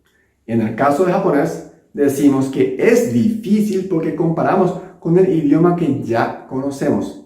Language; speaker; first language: Spanish; non-native, local second language; Japanese